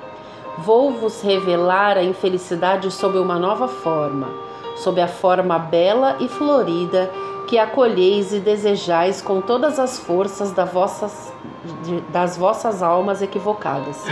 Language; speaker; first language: Portuguese; native; Portuguese